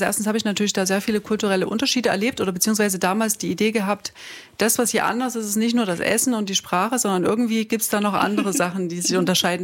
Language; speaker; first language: German; native; German